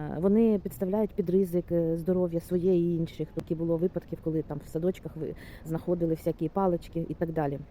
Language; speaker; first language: Ukrainian; non-native, local second language; Russian